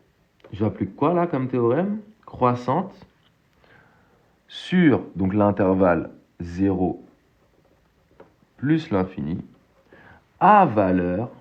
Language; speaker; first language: French; native; French